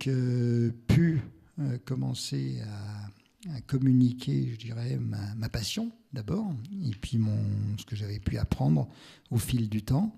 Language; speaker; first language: French; native; French